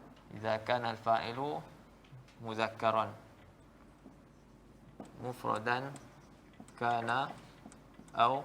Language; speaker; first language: Arabic; non-native, fluent; Malay